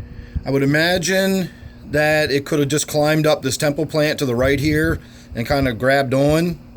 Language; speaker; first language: English; native; English